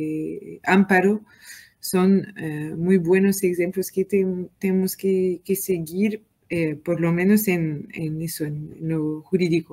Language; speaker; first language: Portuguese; non-native, learner; French